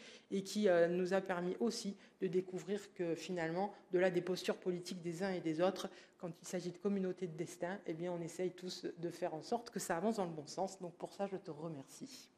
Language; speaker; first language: French; native; French